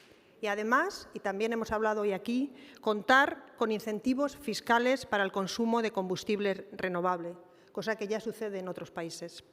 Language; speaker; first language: Spanish; native; Spanish